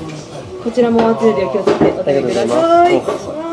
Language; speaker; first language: Japanese; native; Japanese